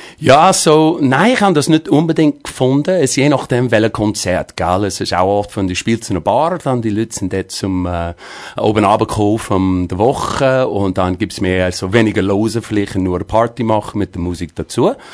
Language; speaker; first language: German; non-native, fluent; English